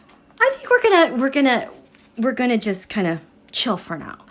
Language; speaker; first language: English; native; English